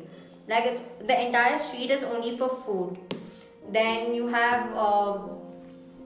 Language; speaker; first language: English; non-native, local second language; Hindi